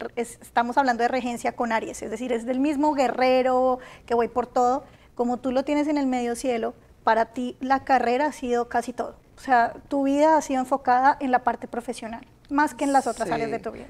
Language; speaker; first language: Spanish; native; Spanish